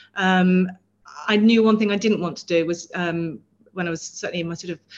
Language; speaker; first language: English; native; English